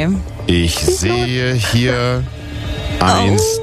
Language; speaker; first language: German; native; German